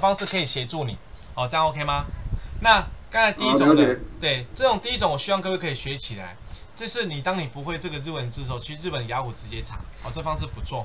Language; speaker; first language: Chinese; native; Chinese